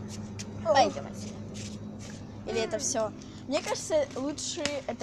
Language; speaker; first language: Russian; native; Russian